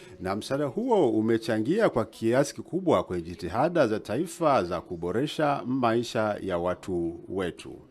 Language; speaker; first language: Swahili; native; Swahili